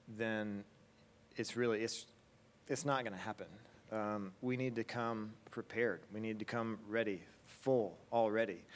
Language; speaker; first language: English; native; English